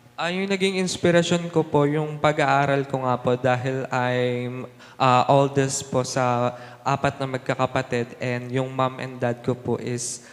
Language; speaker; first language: Filipino; native; Filipino